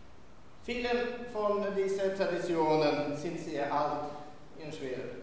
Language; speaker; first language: German; non-native, fluent; Swedish